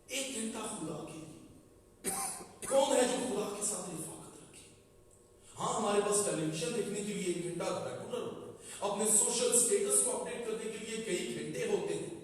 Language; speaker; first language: Urdu; non-native, local second language; Punjabi